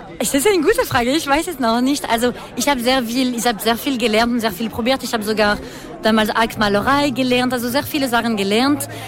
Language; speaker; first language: German; non-native, fluent; French